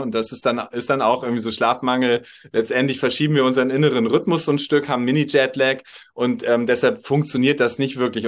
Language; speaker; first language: German; native; German